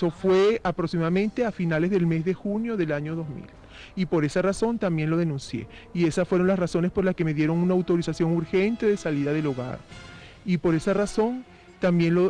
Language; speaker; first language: Spanish; native; Spanish